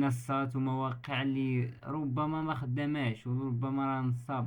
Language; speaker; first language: Arabic; native; Arabic